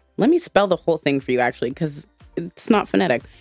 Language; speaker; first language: English; native; English